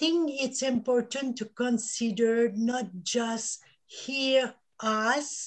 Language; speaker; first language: English; non-native, local second language; French